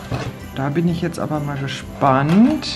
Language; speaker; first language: German; native; German